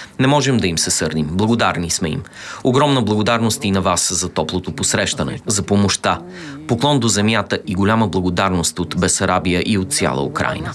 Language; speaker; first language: Bulgarian; early bilingual, heritage; Bulgarian